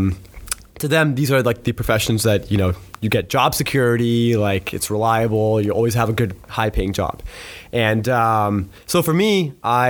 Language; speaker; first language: English; native; English